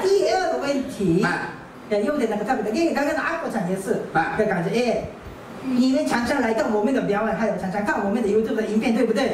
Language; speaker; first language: Chinese; non-native, learner; Japanese